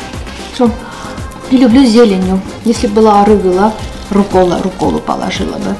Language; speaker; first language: Russian; non-native, local second language; Armenian